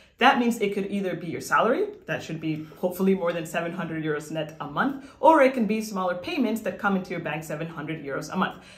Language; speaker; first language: English; non-native, fluent; Spanish